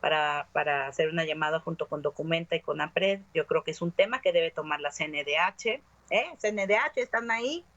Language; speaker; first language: Spanish; native; Spanish